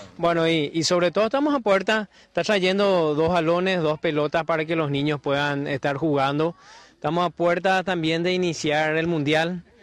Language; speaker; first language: Spanish; native; Spanish